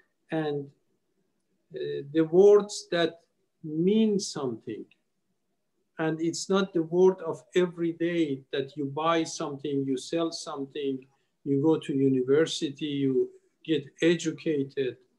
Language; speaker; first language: English; non-native, fluent; Persian